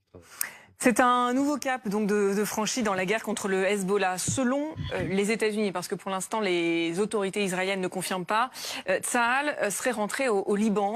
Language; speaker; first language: French; native; French